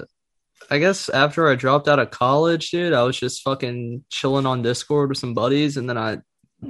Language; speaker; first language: English; native; English